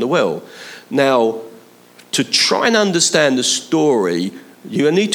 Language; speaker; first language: English; native; English